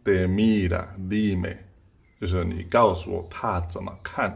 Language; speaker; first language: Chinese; non-native, fluent; Spanish